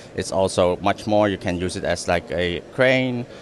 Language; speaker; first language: English; non-native, fluent; Dutch